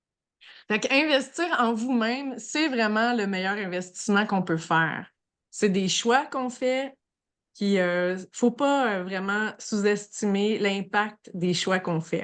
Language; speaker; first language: French; native; French